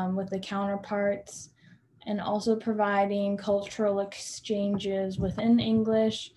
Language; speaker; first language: English; non-native, learner; Spanish